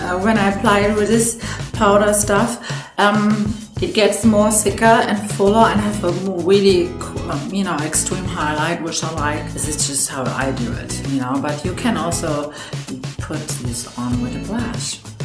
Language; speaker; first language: English; non-native, fluent; German